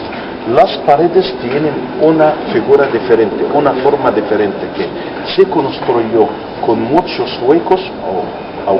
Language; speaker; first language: Spanish; non-native, fluent; Arabic